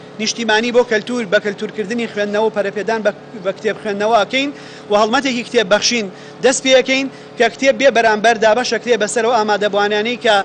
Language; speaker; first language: Central Kurdish; native; Central Kurdish